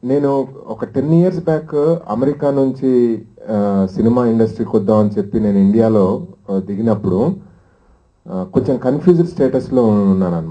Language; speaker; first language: Telugu; native; Telugu